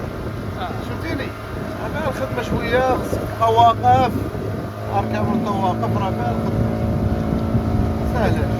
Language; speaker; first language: Arabic; native; Arabic